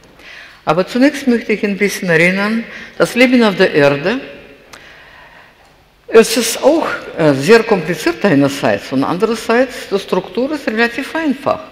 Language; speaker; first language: German; non-native, fluent; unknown